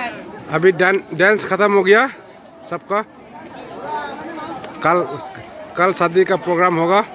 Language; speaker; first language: Hindi; non-native, local second language; Rongmei Naga